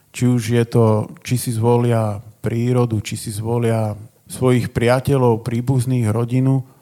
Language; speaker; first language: Slovak; native; Slovak